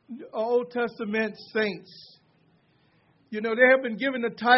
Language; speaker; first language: English; native; English